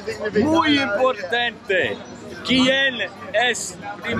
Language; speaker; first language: Spanish; non-native, learner; English